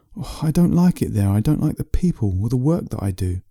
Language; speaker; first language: English; native; English